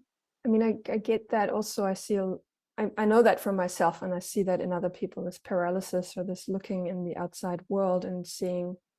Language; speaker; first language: English; non-native, fluent; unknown